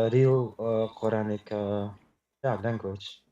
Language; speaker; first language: English; non-native, learner; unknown